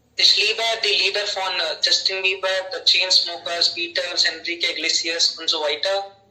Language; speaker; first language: German; non-native, learner; Hindi